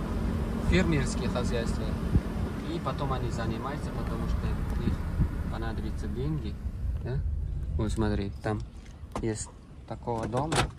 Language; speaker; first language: Russian; non-native, learner; Uzbek